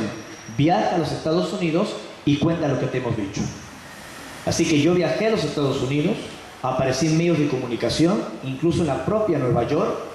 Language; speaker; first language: Spanish; native; Spanish